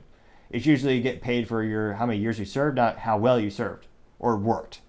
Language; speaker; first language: English; native; English